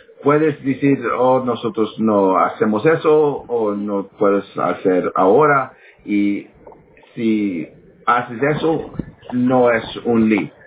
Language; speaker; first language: Spanish; non-native, learner; English